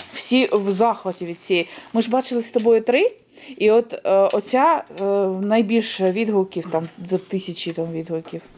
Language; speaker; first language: Ukrainian; non-native, local second language; Russian